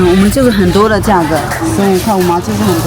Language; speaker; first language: Chinese; native; Chinese